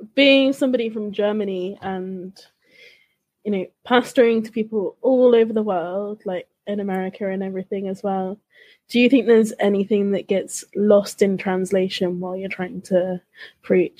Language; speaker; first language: English; native; English